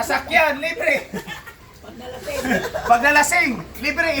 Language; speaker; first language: Filipino; non-native, local second language; Cebuano